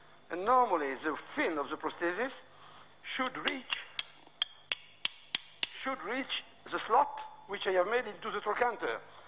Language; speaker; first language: English; non-native, fluent; French